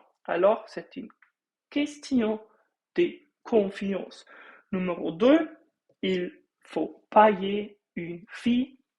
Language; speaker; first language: French; non-native, fluent; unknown